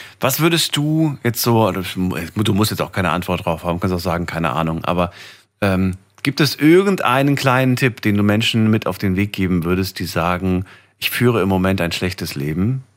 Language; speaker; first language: German; native; German